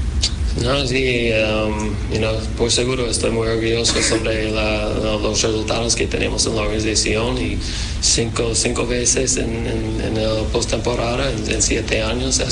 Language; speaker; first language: Spanish; non-native, fluent; English